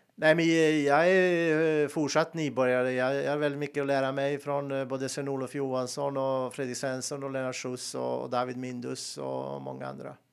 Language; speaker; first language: Swedish; non-native, fluent; Serbian